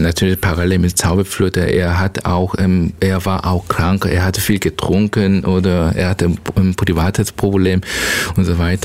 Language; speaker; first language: German; non-native, learner; Korean